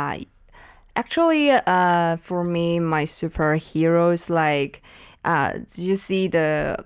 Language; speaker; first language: English; non-native, learner; Chinese